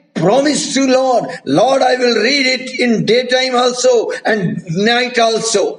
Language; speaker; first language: English; non-native, local second language; Hindi